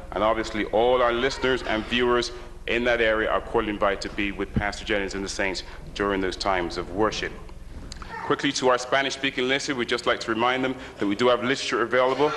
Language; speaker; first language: English; native; English